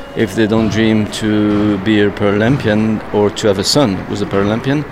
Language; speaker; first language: English; non-native, fluent; French